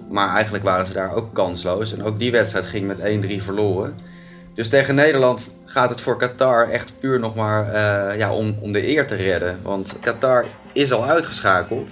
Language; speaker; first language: Dutch; native; Dutch